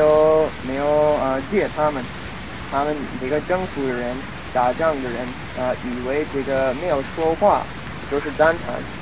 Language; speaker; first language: Chinese; non-native, fluent; English